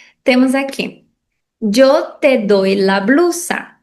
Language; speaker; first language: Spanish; non-native, fluent; Portuguese